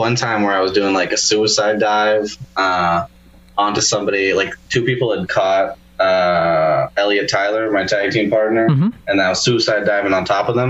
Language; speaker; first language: English; native; English